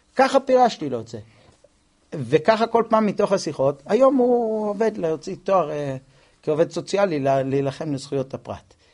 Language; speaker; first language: Hebrew; non-native, fluent; English